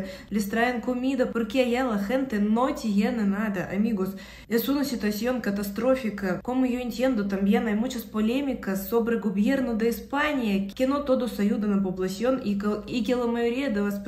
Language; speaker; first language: Spanish; non-native, fluent; Russian